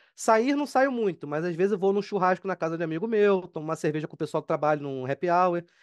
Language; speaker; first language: Portuguese; native; Portuguese